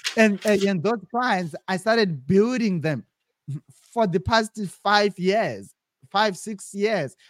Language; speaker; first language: English; non-native, local second language; Shona